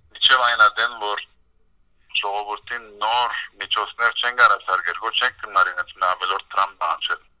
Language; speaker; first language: Armenian; early bilingual, heritage; Armenian